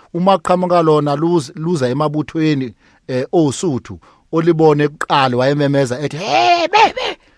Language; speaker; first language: Zulu; native; Zulu